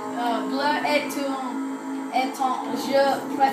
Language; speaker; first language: French; non-native, learner; English